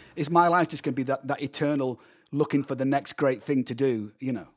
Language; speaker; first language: English; native; English